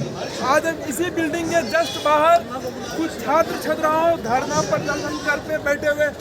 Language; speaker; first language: Hindi; native; Hindi